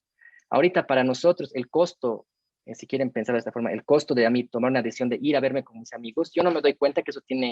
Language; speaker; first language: Spanish; native; Spanish